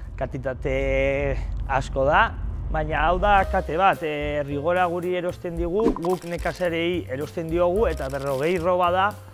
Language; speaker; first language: Basque; non-native, local second language; Spanish